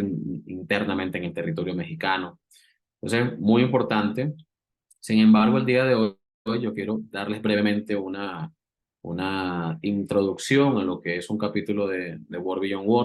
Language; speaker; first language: Spanish; native; Spanish